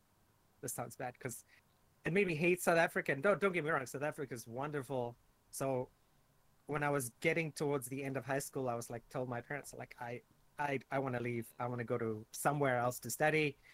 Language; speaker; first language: English; native; English